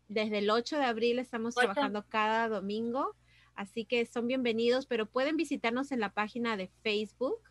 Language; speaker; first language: Spanish; native; Spanish